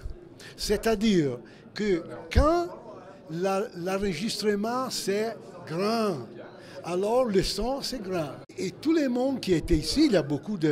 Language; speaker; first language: French; non-native, fluent; Italian